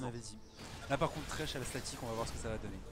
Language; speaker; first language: French; native; French